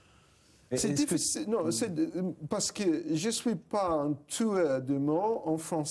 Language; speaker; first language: French; non-native, fluent; English